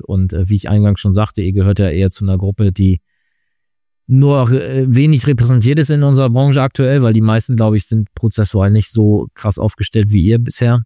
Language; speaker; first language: German; native; German